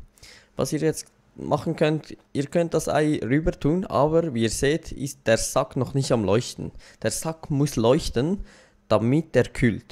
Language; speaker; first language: German; native; German